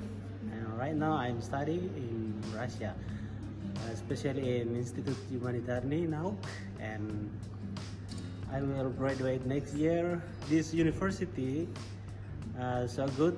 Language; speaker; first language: English; non-native, fluent; Indonesian